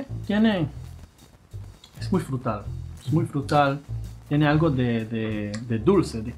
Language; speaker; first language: Spanish; non-native, fluent; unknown